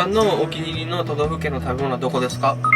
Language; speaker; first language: Japanese; native; Japanese